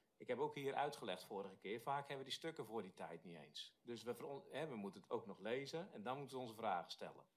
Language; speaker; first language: Dutch; native; Dutch